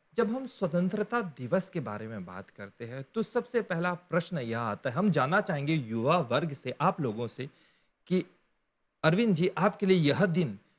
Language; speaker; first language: Hindi; non-native, local second language; Morisyen